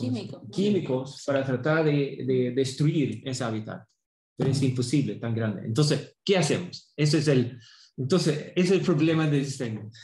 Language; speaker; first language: Spanish; non-native, fluent; Swedish